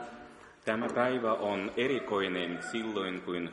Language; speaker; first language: Finnish; non-native, fluent; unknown